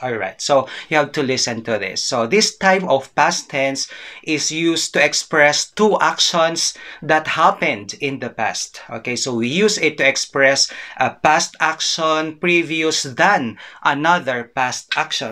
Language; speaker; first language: English; non-native, local second language; Filipino